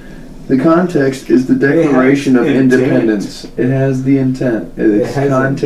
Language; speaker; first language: English; native; English